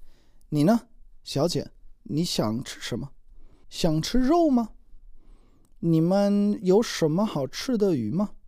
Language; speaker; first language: Chinese; non-native, learner; English